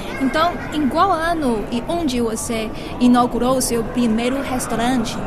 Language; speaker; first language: Portuguese; non-native, fluent; Chinese